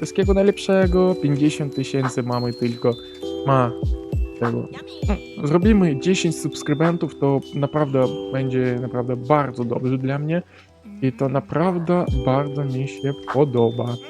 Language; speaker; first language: Polish; non-native, learner; Ukrainian